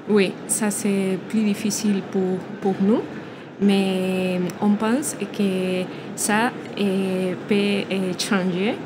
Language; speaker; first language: French; non-native, learner; Spanish